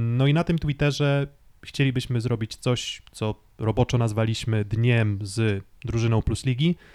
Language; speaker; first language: Polish; native; Polish